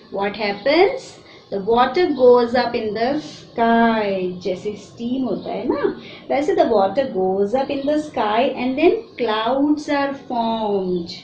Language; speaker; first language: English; non-native, local second language; Hindi